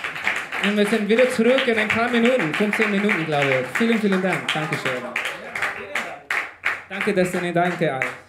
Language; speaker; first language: German; non-native, learner; Spanish